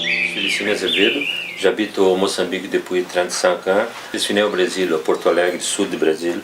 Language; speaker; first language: French; non-native, fluent; Portuguese